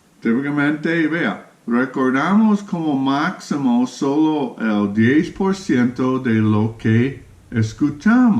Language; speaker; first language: Spanish; non-native, fluent; English